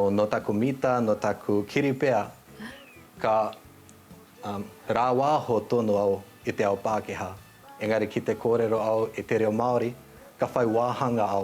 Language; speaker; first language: Māori; non-native, fluent; Nepali